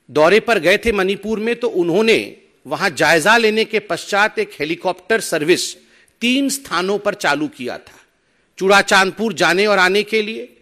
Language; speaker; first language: Hindi; non-native, local second language; Odia